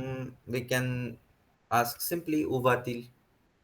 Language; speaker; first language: French; non-native, fluent; Hindi